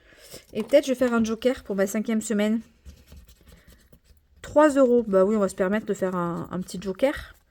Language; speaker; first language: French; native; French